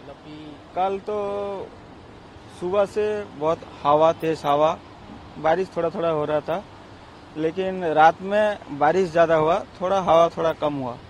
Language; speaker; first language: Hindi; non-native, local second language; Bangla